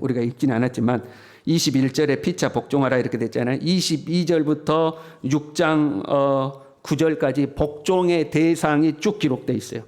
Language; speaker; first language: Korean; native; Korean